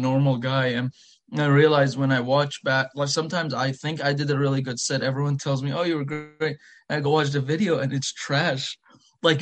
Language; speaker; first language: English; non-native, fluent; Arabic